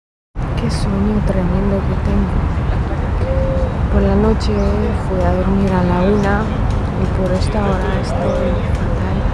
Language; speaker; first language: Spanish; non-native, fluent; Russian